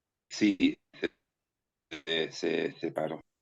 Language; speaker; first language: Spanish; native; Spanish